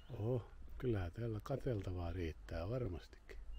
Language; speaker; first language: Finnish; native; Finnish